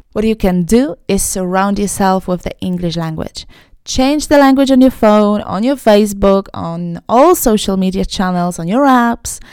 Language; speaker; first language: English; non-native, fluent; Polish